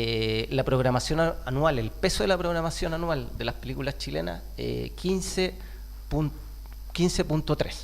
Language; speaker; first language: Spanish; native; Spanish